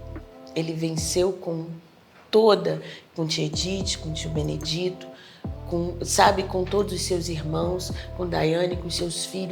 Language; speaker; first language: Portuguese; native; Portuguese